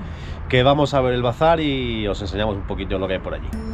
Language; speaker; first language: Spanish; native; Spanish